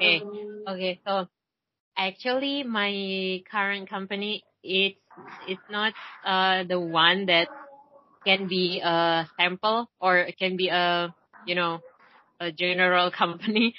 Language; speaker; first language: English; non-native, learner; Indonesian